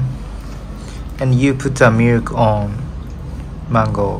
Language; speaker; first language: English; non-native, learner; Japanese